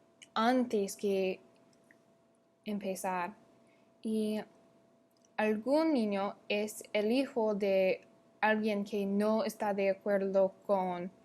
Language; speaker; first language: Spanish; non-native, learner; English